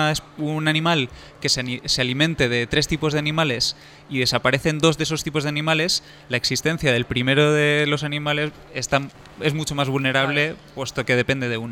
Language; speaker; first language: Spanish; native; Spanish